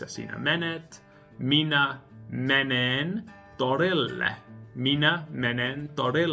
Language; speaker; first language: Finnish; non-native, learner; English